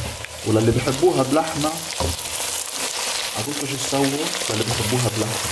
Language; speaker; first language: Arabic; native; Arabic